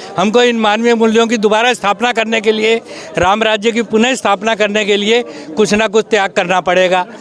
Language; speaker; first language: Hindi; native; Hindi